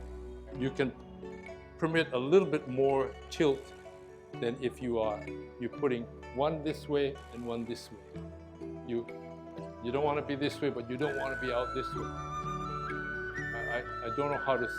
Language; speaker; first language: English; native; English